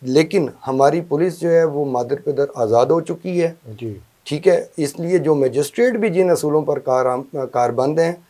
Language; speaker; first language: Urdu; non-native, local second language; Punjabi